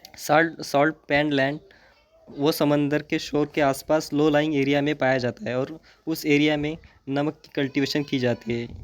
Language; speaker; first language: Hindi; non-native, local second language; Marathi